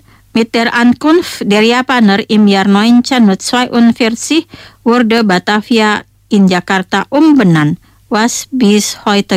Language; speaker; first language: German; non-native, fluent; Indonesian